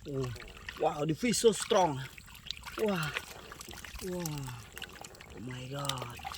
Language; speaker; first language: English; non-native, learner; Vietnamese